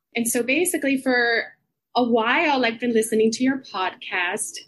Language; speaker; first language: English; non-native, fluent; Spanish